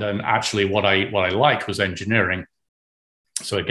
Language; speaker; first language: English; native; English